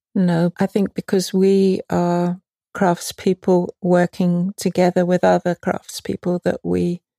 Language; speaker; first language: English; native; English